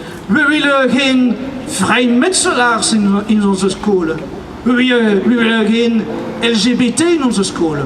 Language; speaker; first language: Dutch; non-native, learner; French